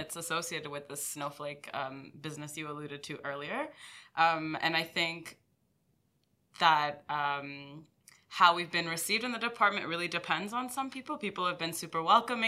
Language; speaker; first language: English; early bilingual, other home language; French